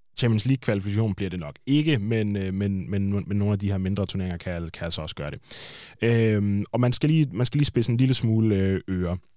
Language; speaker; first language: Danish; native; Danish